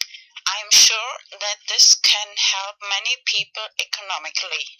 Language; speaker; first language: English; non-native, fluent; Spanish